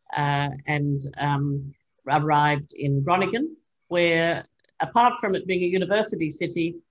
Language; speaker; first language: English; native; English